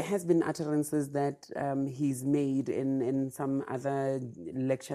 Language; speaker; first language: English; non-native, local second language; Tswana